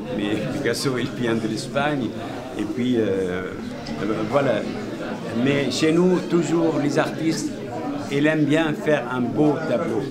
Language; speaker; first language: French; non-native, fluent; Arabic